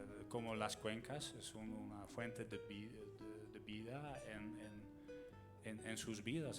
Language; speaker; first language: Spanish; non-native, fluent; Dutch